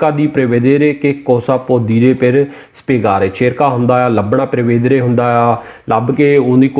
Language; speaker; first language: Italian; non-native, learner; Punjabi